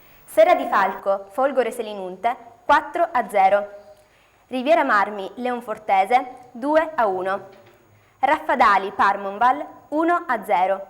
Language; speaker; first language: Italian; native; Italian